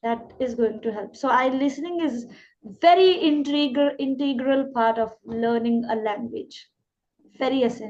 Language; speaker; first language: English; non-native, local second language; Hindi